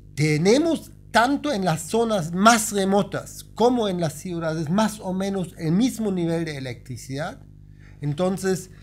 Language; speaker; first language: Spanish; non-native, fluent; German